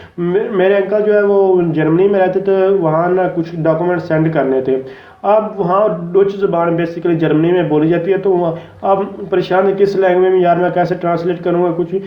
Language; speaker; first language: Urdu; non-native, local second language; Punjabi